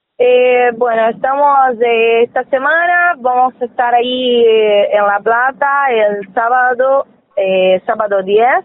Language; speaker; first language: Spanish; non-native, fluent; Portuguese